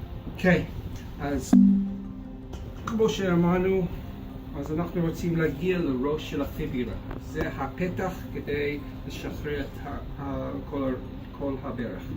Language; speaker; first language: Hebrew; non-native, fluent; English